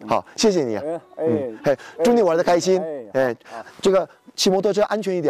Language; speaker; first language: Chinese; non-native, fluent; Korean